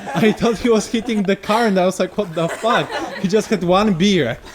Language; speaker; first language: English; non-native, fluent; Polish